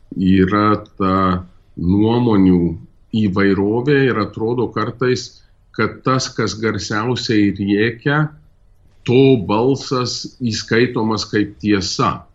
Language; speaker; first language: Lithuanian; early bilingual, heritage; Lithuanian